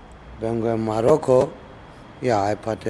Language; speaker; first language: Spanish; non-native, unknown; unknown